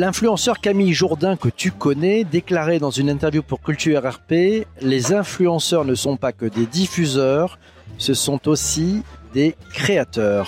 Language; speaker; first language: French; native; French